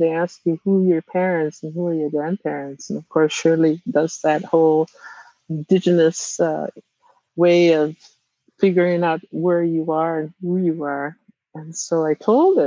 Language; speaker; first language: English; non-native, fluent; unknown